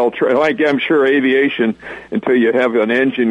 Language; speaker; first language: English; native; English